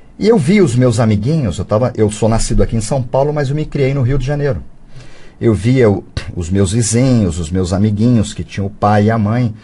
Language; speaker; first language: Portuguese; early bilingual, other home language; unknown